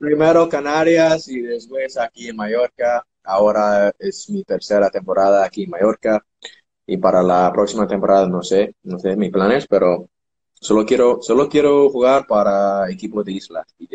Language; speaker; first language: Spanish; non-native, learner; English